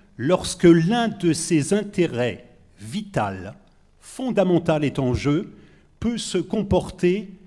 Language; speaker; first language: French; native; French